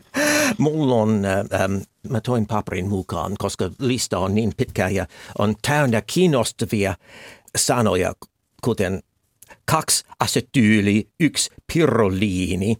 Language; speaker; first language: Finnish; non-native, fluent; English